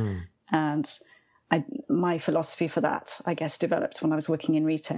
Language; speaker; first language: English; native; English